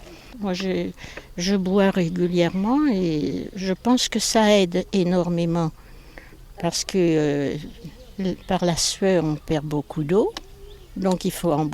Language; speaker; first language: French; native; French